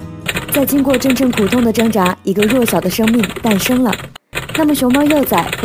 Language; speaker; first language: Chinese; native; Chinese